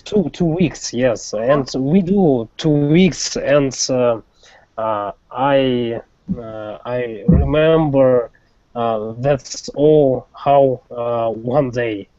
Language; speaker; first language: English; non-native, learner; Russian